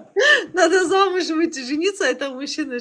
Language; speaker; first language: Russian; non-native, local second language; Azerbaijani